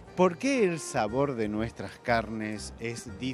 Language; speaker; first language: Portuguese; non-native, learner; Spanish